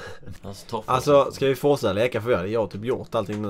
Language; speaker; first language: Swedish; native; Swedish